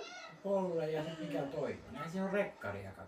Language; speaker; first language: Finnish; native; Finnish